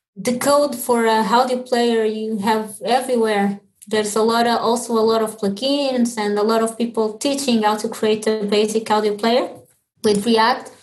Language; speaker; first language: English; early bilingual, other home language; Portuguese